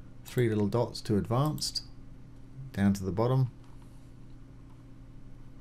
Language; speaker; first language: English; native; English